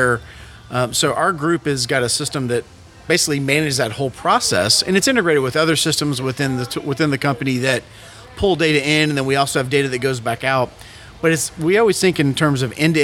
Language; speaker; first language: English; native; English